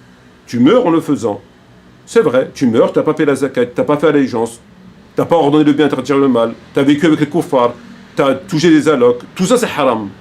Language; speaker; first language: French; native; French